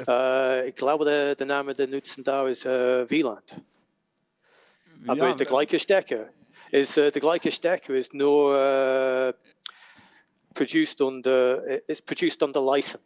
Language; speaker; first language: German; non-native, learner; English